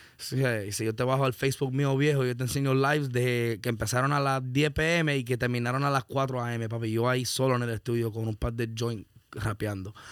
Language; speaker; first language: Spanish; early bilingual, heritage; Spanish